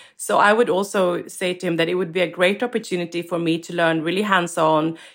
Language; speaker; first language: English; non-native, fluent; Swedish